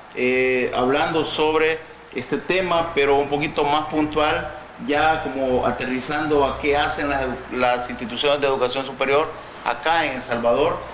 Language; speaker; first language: Spanish; native; Spanish